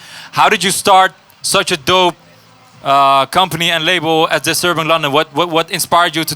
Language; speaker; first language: English; non-native, fluent; Dutch